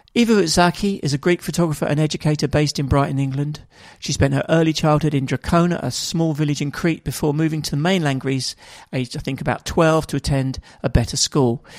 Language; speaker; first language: English; native; English